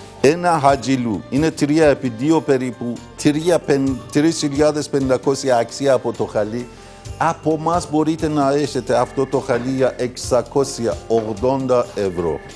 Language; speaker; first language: Greek; non-native, learner; Persian